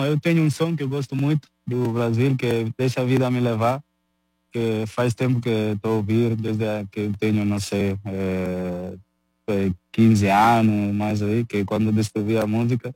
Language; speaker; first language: Portuguese; non-native, fluent; Spanish